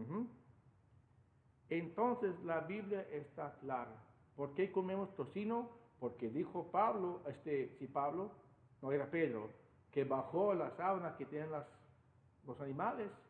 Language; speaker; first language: Spanish; non-native, fluent; English